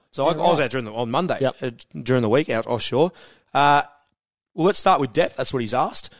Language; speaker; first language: English; native; English